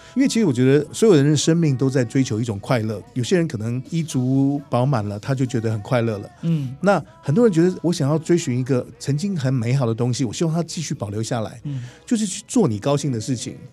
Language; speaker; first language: Chinese; native; Chinese